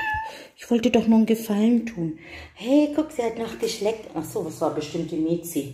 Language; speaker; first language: German; native; German